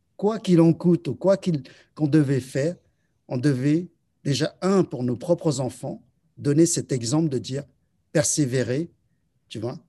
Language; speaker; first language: French; early bilingual, other home language; Chinese